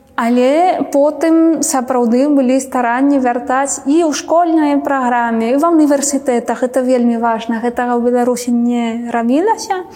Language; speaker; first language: Belarusian; non-native, fluent; Spanish